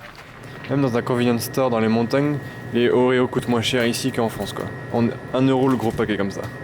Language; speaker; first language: French; native; French